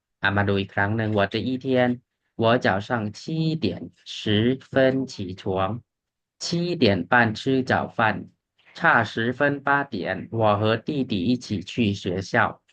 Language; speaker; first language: Chinese; non-native, fluent; Thai